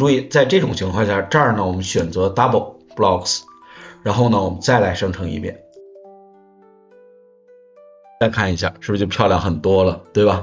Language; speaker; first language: Chinese; native; Chinese